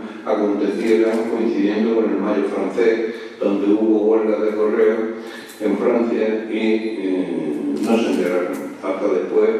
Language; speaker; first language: Spanish; native; Spanish